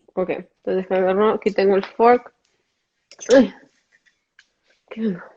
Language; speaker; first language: Spanish; early bilingual, heritage; Spanish